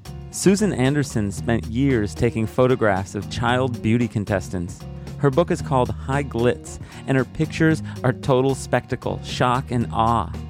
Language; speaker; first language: English; native; English